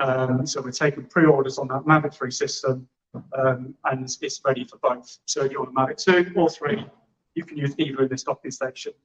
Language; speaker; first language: English; native; English